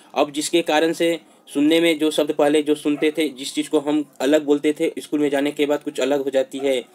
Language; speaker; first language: Hindi; non-native, local second language; Bhojpuri